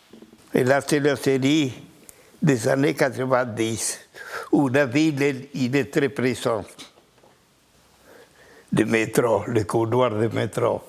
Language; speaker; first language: French; non-native, fluent; Spanish